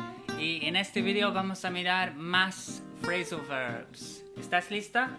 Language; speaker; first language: Spanish; non-native, fluent; English